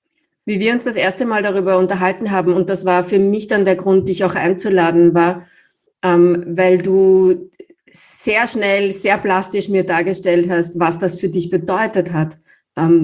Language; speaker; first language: German; native; German